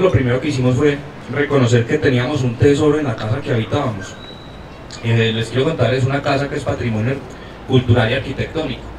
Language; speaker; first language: Spanish; native; Spanish